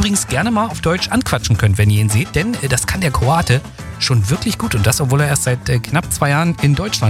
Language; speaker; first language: German; native; German